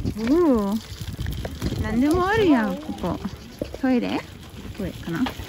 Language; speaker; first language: Japanese; non-native, fluent; English